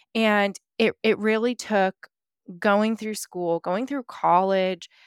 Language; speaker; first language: English; early bilingual, other home language; Filipino